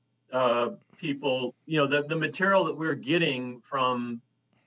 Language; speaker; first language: English; native; English